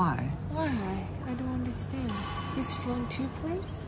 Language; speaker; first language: English; non-native, learner; Chinese